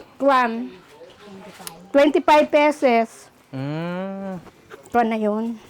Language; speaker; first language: Filipino; non-native, local second language; Aklanon